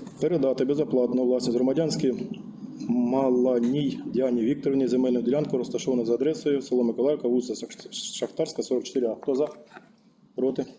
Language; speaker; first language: Ukrainian; native; Ukrainian